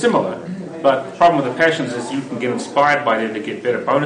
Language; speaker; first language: English; native; English